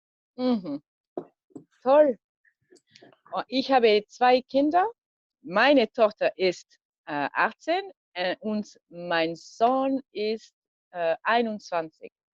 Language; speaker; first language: German; non-native, learner; French